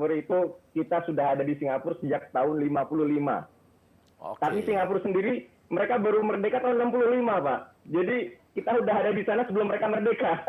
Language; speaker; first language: Indonesian; native; Indonesian